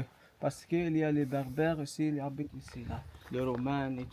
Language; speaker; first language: French; non-native, learner; Arabic